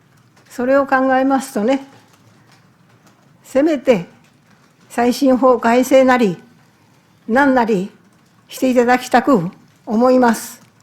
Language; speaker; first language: Japanese; native; Japanese